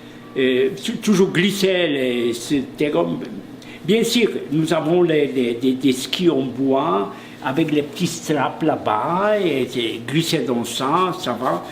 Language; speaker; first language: French; non-native, fluent; Polish